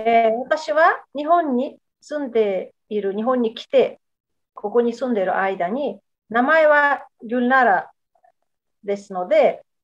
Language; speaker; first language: Japanese; non-native, fluent; Azerbaijani